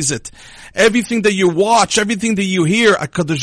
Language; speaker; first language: English; non-native, fluent; Hebrew